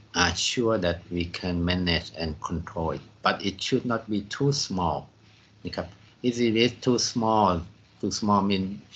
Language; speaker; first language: English; non-native, fluent; Thai